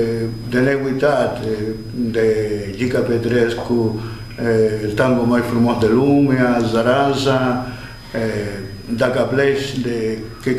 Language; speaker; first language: Romanian; non-native, learner; Spanish